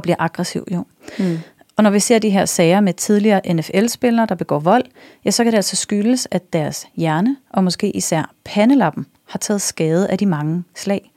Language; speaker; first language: Danish; native; Danish